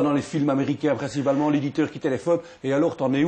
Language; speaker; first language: French; native; French